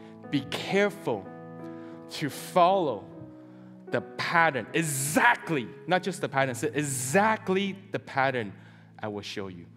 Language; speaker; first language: English; early bilingual, other home language; Chinese